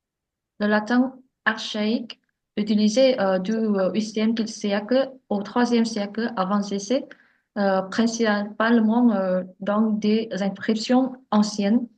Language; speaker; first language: French; non-native, learner; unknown